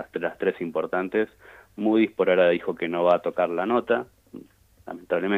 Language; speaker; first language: Spanish; native; Spanish